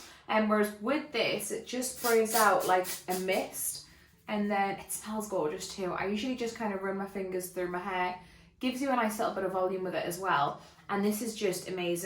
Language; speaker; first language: English; native; English